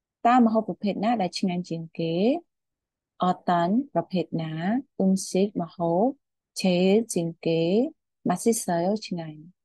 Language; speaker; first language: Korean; non-native, fluent; Khmer